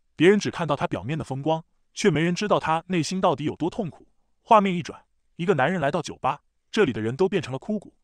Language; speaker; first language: Chinese; native; Chinese